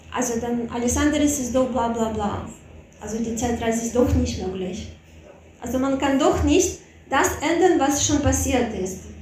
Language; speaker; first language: German; non-native, fluent; Russian